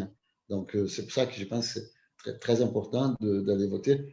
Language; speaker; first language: French; non-native, fluent; Portuguese